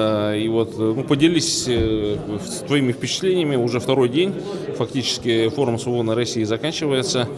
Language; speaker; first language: Russian; native; Russian